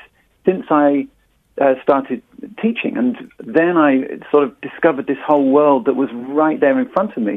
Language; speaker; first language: English; native; English